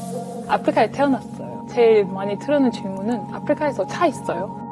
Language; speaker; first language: Korean; non-native, fluent; French